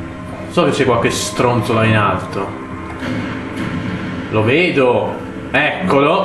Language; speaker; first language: Italian; native; Italian